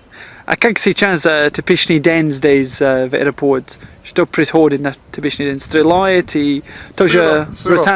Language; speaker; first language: Russian; non-native, learner; English